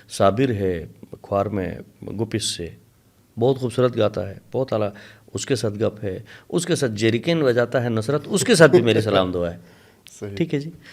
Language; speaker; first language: Urdu; non-native, local second language; Sicilian